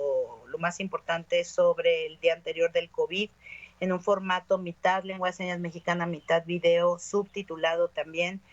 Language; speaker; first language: Spanish; native; Spanish